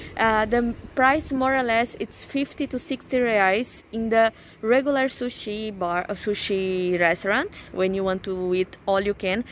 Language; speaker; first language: English; non-native, fluent; Portuguese